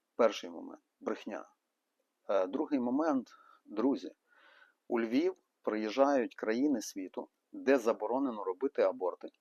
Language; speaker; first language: Ukrainian; non-native, local second language; Russian